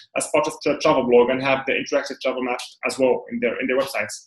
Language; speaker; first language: English; non-native, fluent; Arabic